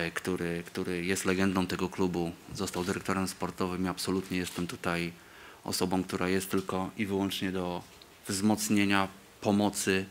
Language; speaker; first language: Polish; native; Polish